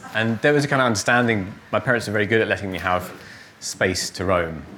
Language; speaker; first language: English; native; English